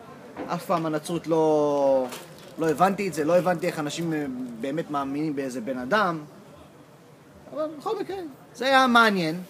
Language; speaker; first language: Hebrew; early bilingual, heritage; English